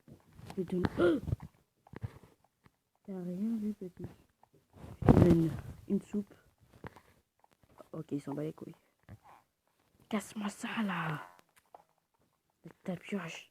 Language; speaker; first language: French; native; French